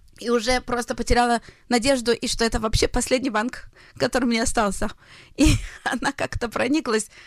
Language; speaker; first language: Russian; early bilingual, heritage; Hebrew